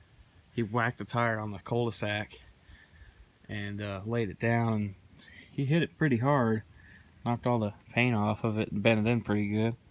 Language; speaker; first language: English; native; English